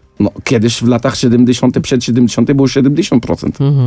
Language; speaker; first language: Polish; non-native, fluent; Arabic